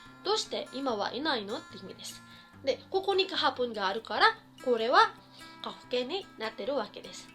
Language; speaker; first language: Japanese; non-native, fluent; Filipino